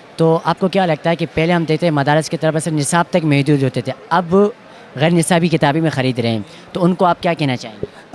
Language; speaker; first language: Urdu; native; Urdu